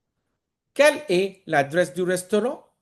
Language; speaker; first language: French; non-native, fluent; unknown